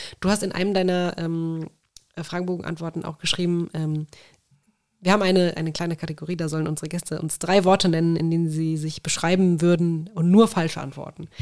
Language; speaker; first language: German; native; German